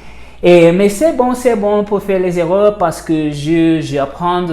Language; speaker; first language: French; non-native, learner; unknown